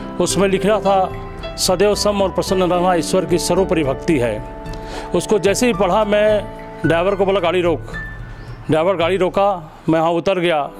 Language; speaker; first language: Hindi; native; Hindi